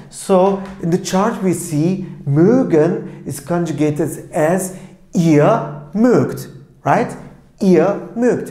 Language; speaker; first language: German; non-native, fluent; Turkish